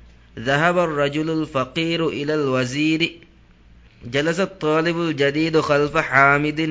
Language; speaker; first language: Arabic; non-native, learner; Divehi